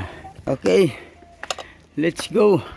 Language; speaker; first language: English; non-native, local second language; Filipino